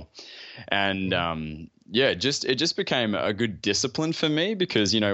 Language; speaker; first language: English; native; English